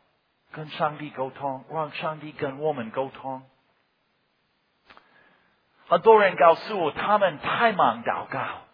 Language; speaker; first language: Chinese; non-native, fluent; English